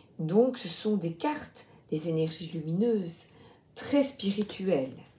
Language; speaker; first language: French; native; French